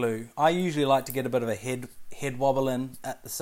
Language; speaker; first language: English; native; English